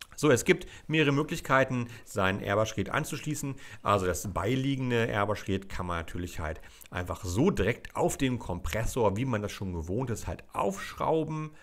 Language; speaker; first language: German; native; German